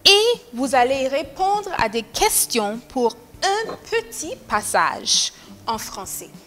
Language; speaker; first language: French; non-native, fluent; English